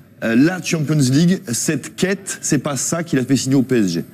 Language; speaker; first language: French; native; French